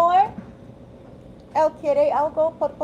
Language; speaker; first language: Spanish; non-native, learner; English